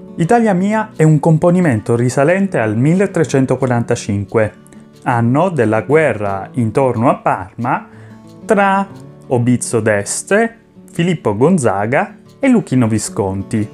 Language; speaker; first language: Italian; native; Italian